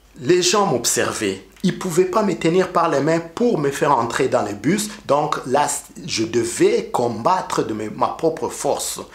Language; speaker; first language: French; non-native, local second language; Kinyarwanda